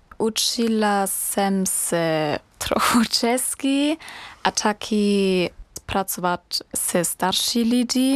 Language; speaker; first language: Czech; non-native, learner; German